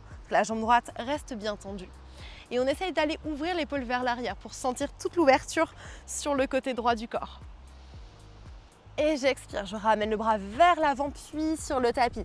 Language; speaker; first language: French; native; French